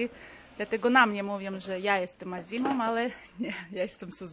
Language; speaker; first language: Polish; non-native, fluent; Crimean Tatar